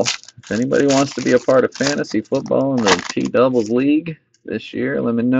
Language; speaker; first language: English; native; English